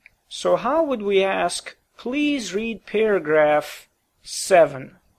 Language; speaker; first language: English; native; English